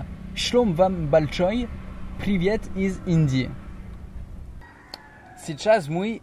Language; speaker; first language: Russian; non-native, learner; French